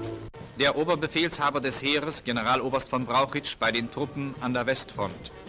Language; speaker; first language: German; native; German